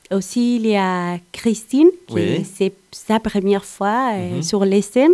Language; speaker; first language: French; non-native, learner; Spanish